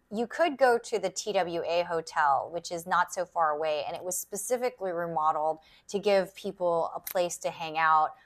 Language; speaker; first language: English; native; English